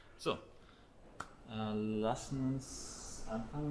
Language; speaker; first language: German; non-native, fluent; Latvian